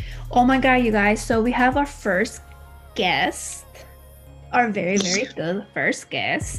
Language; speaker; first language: English; early bilingual, other home language; Spanish